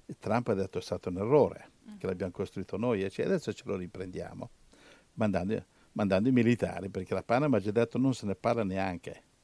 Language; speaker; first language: Italian; native; Italian